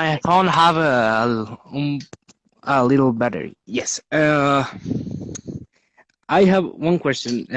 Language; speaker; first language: English; non-native, learner; Spanish